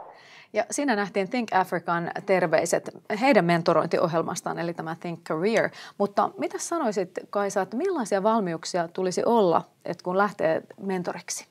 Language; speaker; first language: Finnish; native; Finnish